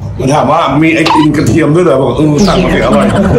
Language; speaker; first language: Thai; native; Thai